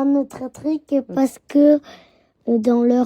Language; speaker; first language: French; early bilingual, other home language; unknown